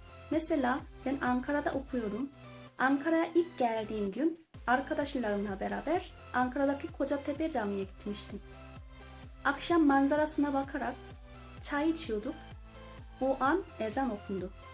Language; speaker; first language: Turkish; non-native, fluent; Korean